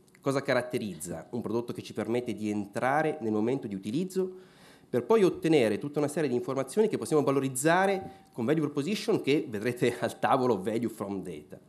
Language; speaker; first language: Italian; native; Italian